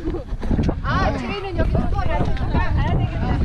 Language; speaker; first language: Korean; native; Korean